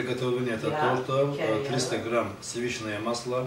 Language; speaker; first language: Russian; non-native, fluent; Azerbaijani